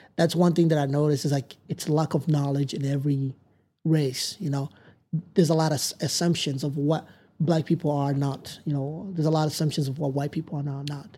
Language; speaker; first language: English; non-native, local second language; Rundi